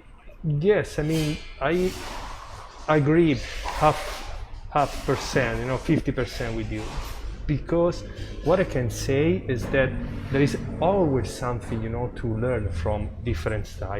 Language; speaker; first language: English; non-native, fluent; Italian